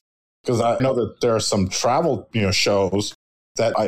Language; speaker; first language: English; native; English